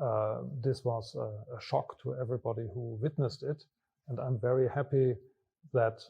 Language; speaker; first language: English; non-native, fluent; German